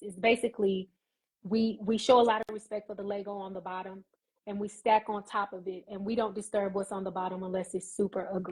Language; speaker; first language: English; native; English